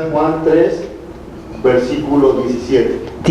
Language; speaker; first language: Spanish; native; Spanish